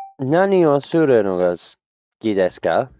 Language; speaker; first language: Japanese; non-native, learner; English